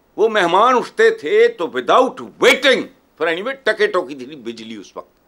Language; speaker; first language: Urdu; non-native, local second language; Punjabi